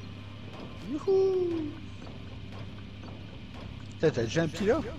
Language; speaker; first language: French; native; French